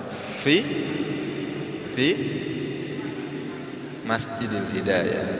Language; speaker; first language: Arabic; non-native, fluent; Indonesian